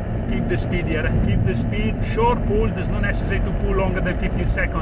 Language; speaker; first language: English; non-native, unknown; Italian